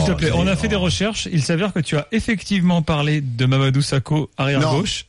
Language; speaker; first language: French; native; French